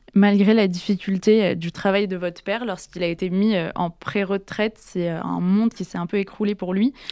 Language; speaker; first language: French; native; French